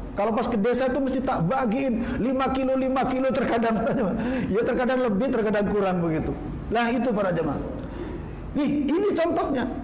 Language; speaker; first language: Malay; non-native, local second language; Javanese